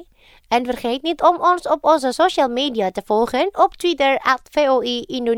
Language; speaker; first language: Dutch; non-native, fluent; Indonesian